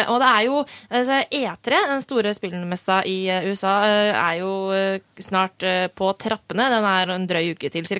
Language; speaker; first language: Norwegian; native; Norwegian